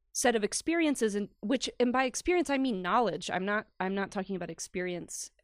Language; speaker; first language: English; native; English